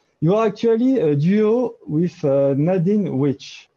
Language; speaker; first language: English; non-native, learner; French